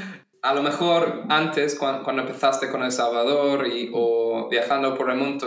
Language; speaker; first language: Spanish; non-native, fluent; English